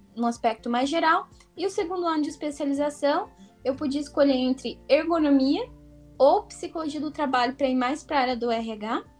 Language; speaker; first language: Portuguese; native; Portuguese